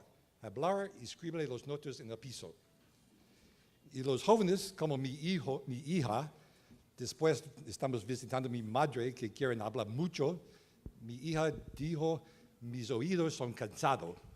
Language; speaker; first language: Spanish; non-native, learner; English